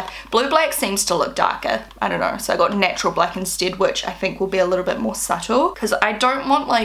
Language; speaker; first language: English; native; English